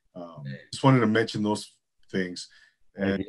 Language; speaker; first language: English; native; English